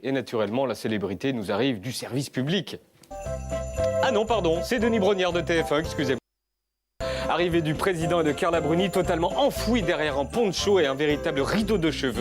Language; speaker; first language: French; native; French